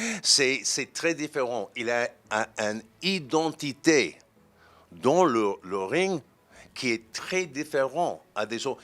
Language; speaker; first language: French; non-native, fluent; English